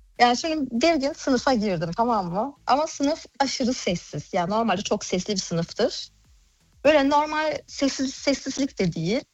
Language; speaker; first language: Turkish; early bilingual, heritage; Turkish